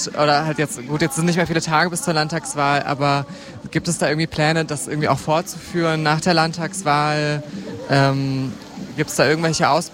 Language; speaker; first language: German; native; German